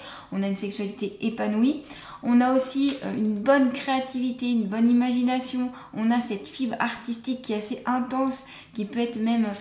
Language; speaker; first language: French; native; French